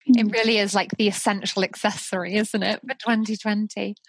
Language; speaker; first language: English; native; English